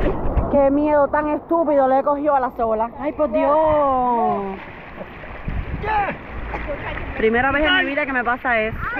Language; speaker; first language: Spanish; native; Spanish